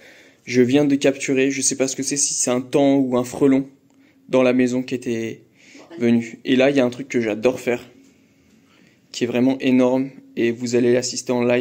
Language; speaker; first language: French; native; French